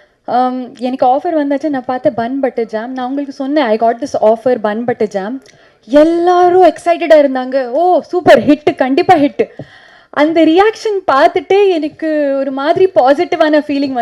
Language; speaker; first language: Tamil; non-native, local second language; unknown